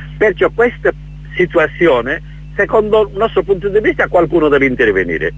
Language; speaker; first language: Italian; non-native, learner; Bangla